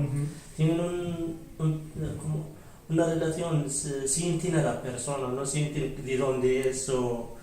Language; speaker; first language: Spanish; early bilingual, other home language; Arabic